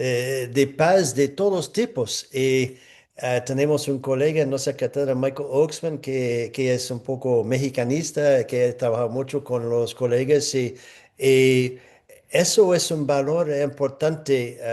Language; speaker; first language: Spanish; non-native, fluent; English